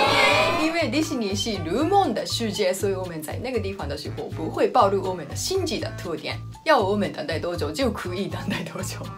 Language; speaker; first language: Chinese; non-native, fluent; Japanese